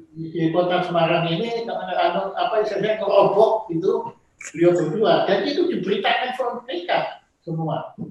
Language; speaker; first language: Indonesian; native; Indonesian